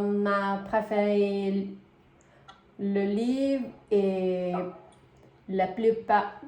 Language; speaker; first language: French; non-native, learner; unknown